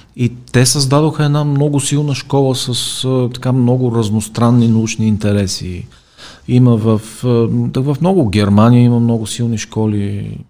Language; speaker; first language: Bulgarian; native; Bulgarian